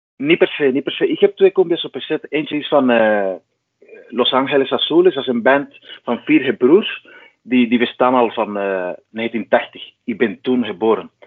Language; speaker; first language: Dutch; non-native, fluent; Spanish